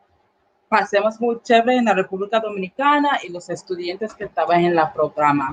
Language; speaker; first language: Spanish; non-native, learner; English